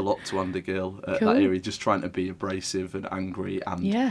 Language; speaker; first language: English; native; English